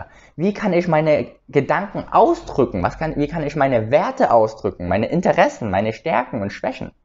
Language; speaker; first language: German; early bilingual, other home language; Vietnamese